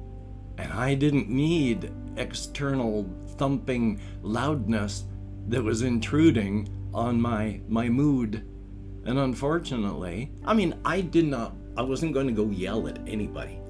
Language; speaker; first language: English; native; English